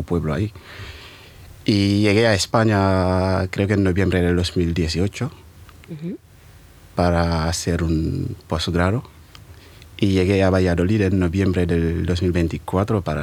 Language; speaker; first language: Spanish; non-native, fluent; Mandingo